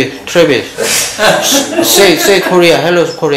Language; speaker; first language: English; non-native, learner; Korean